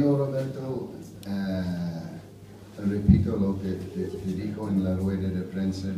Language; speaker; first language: Spanish; non-native, fluent; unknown